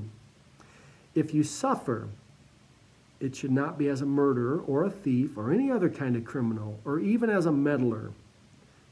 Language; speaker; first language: English; native; English